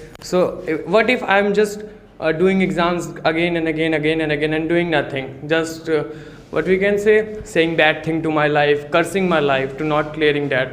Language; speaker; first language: English; non-native, local second language; Hindi